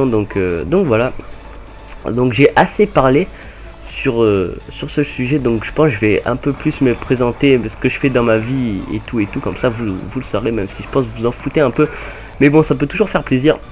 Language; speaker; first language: French; native; French